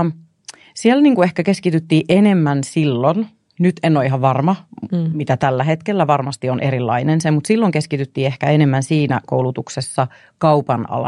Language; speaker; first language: Finnish; native; Finnish